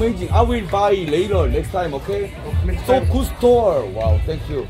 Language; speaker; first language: English; non-native, learner; Korean